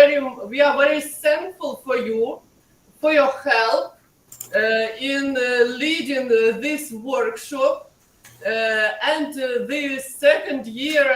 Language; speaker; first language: English; non-native, fluent; Ukrainian